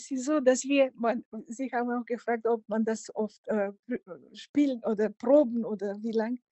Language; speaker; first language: German; non-native, fluent; Macedonian